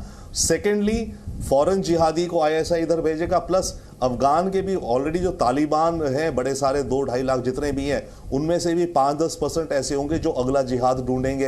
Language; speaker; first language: Hindi; native; Hindi